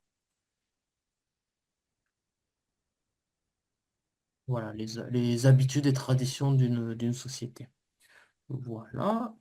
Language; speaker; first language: French; native; French